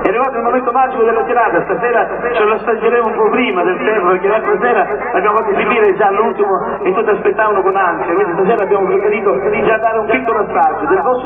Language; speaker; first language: Italian; native; Italian